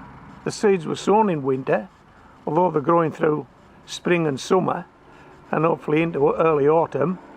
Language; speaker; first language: English; native; English